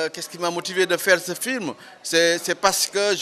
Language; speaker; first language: French; non-native, local second language; Wolof